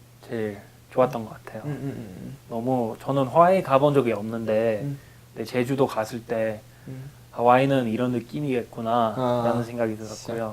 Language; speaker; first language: Korean; non-native, fluent; English